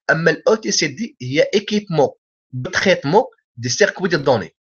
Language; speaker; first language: French; non-native, local second language; Arabic